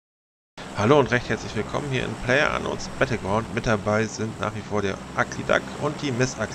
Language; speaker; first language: German; native; German